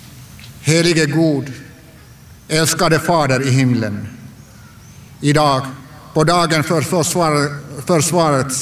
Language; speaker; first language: Swedish; non-native, local second language; Finnish